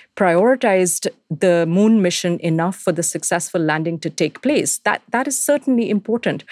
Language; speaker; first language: English; non-native, local second language; Hindi